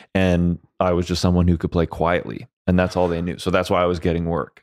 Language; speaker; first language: English; early bilingual, other home language; Swedish